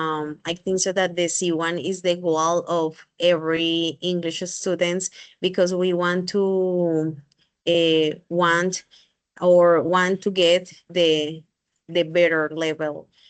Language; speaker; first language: English; non-native, learner; Spanish